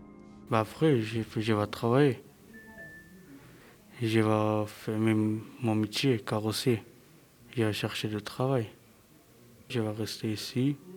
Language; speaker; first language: French; non-native, fluent; Serbian